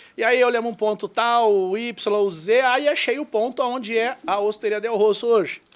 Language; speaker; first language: Portuguese; native; Portuguese